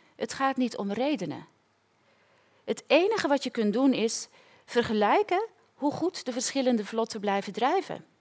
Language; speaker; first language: Dutch; native; Dutch